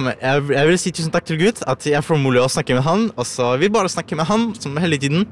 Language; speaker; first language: Norwegian; non-native, learner; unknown